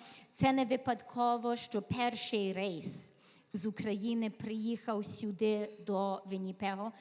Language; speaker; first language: Ukrainian; early bilingual, heritage; Ukrainian